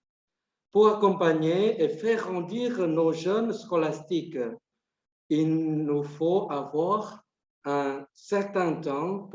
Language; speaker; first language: French; non-native, fluent; Vietnamese